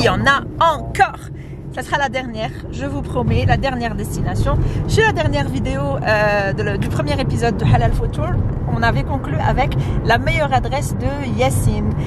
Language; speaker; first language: French; non-native, local second language; Arabic